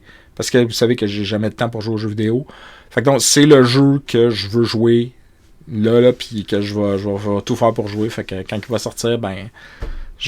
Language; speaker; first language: French; native; French